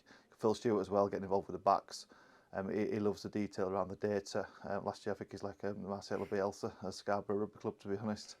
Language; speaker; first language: English; native; English